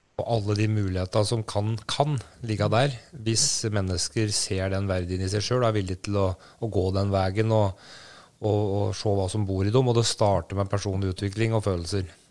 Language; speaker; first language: Norwegian; native; Norwegian